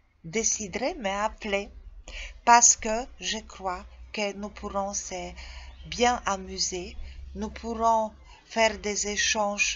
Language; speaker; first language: French; non-native, fluent; Polish